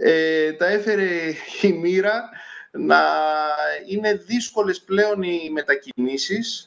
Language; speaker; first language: Greek; native; Greek